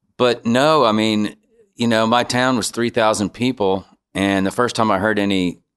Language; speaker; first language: English; native; English